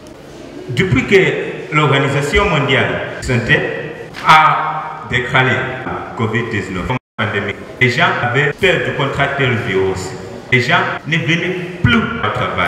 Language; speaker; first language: French; non-native, learner; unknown